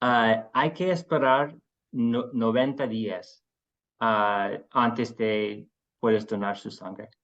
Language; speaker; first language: Spanish; non-native, fluent; English